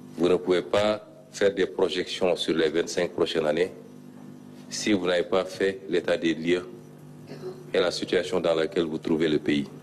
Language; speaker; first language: French; non-native, local second language; Wolof